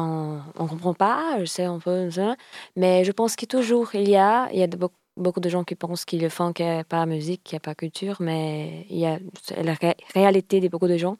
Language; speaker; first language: French; non-native, learner; Portuguese